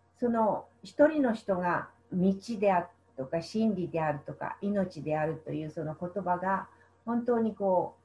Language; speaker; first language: Japanese; native; Japanese